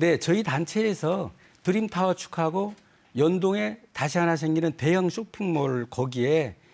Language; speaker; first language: Korean; native; Korean